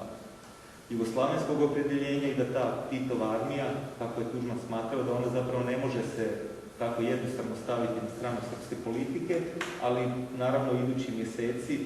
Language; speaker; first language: Croatian; native; Croatian